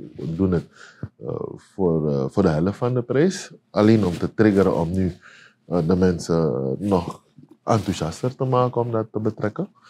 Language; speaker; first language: Dutch; native; Dutch